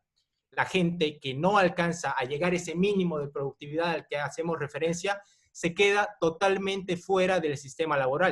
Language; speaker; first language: Spanish; native; Spanish